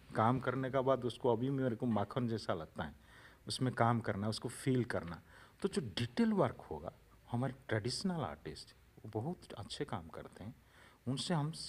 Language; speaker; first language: Hindi; non-native, local second language; Odia